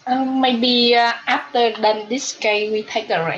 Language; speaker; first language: English; non-native, learner; Vietnamese